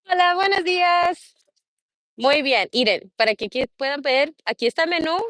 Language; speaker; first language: Spanish; early bilingual, heritage; Spanish